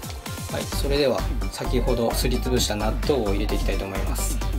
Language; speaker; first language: Japanese; native; Japanese